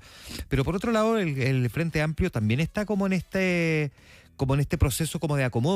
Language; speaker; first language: Spanish; native; Spanish